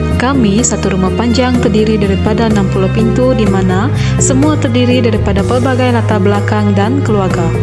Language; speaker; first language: Malay; non-native, local second language; Iban